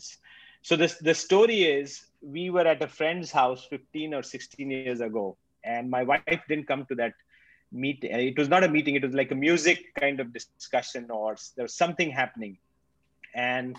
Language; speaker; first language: English; non-native, local second language; Marathi